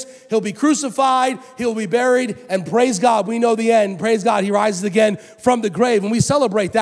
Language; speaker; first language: English; native; English